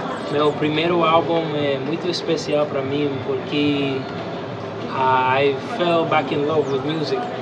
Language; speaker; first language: Portuguese; non-native, learner; English